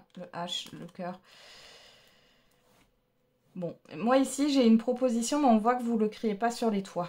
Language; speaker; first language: French; native; French